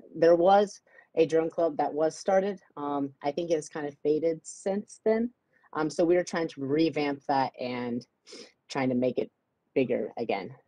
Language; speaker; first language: English; native; English